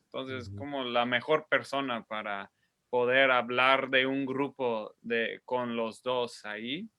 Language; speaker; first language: Spanish; non-native, fluent; English